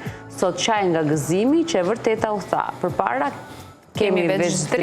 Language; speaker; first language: Albanian; native; Albanian